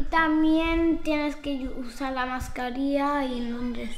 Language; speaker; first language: Spanish; early bilingual, heritage; Spanish